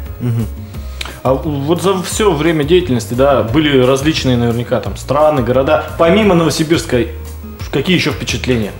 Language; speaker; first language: Russian; native; Russian